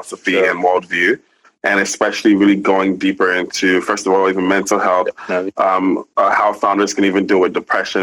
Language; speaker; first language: English; non-native, local second language; Igbo